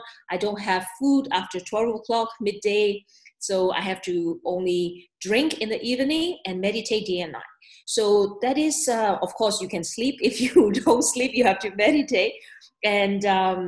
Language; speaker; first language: English; non-native, learner; Burmese